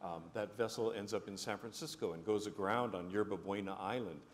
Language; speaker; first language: English; native; English